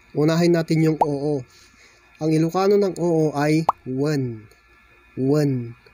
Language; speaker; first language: Filipino; non-native, local second language; Iloko